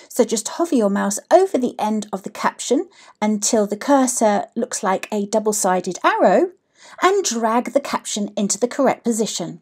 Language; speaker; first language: English; native; English